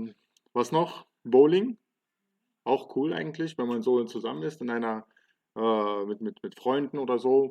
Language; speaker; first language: German; early bilingual, other home language; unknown